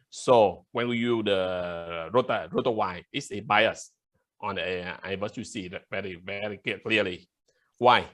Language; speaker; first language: English; non-native, learner; Vietnamese